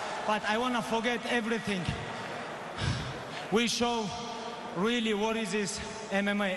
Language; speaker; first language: English; non-native, learner; Avaric